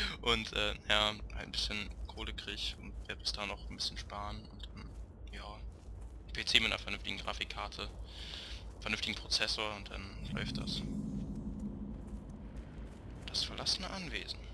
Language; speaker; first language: German; native; German